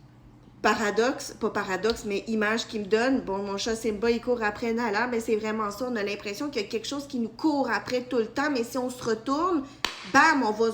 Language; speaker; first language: French; native; French